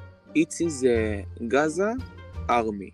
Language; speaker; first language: English; non-native, learner; Hebrew